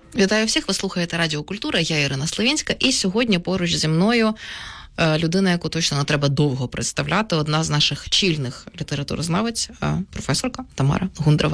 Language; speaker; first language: Ukrainian; native; Ukrainian